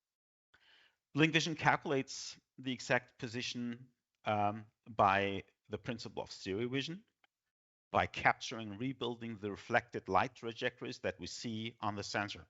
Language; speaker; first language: English; non-native, fluent; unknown